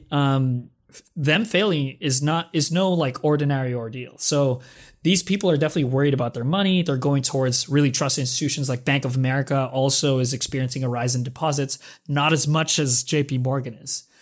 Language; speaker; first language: English; non-native, local second language; Filipino